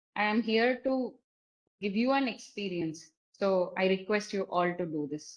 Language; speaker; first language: English; non-native, local second language; Kannada